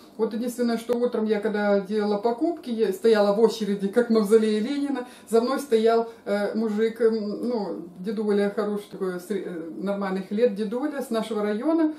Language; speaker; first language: Russian; native; Russian